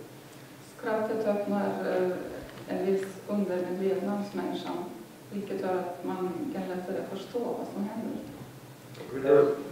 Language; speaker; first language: Swedish; non-native, fluent; Lithuanian